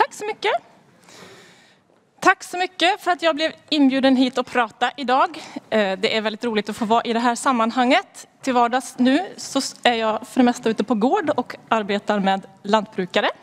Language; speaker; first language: Swedish; native; Swedish